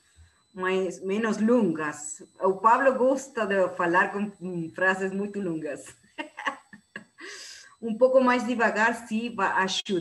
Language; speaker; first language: Portuguese; non-native, learner; Spanish